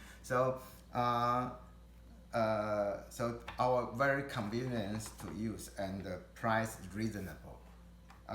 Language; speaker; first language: English; non-native, learner; Chinese